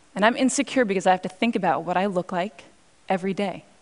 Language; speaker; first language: English; native; English